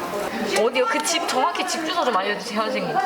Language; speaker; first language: Korean; native; Korean